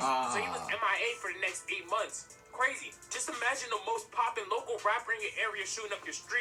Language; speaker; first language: English; native; English